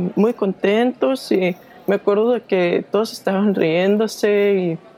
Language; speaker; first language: Spanish; non-native, fluent; Danish